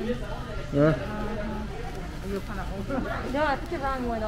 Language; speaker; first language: English; early bilingual, other home language; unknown